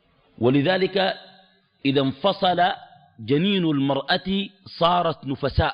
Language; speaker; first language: Arabic; native; Arabic